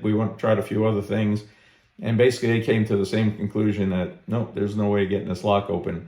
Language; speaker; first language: English; native; English